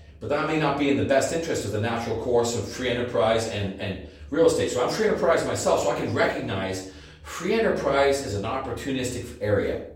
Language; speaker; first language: English; native; English